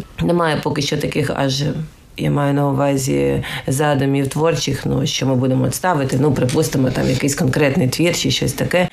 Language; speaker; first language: Ukrainian; native; Ukrainian